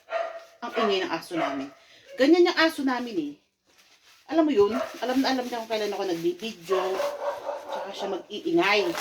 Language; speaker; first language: Filipino; native; Filipino